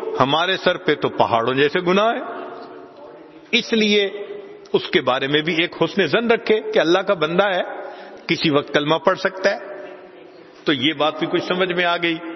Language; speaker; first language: Urdu; non-native, local second language; Punjabi